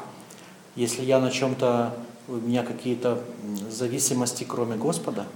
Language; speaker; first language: Czech; non-native, learner; Russian